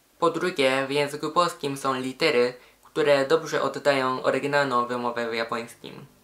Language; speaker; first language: Polish; non-native, fluent; Japanese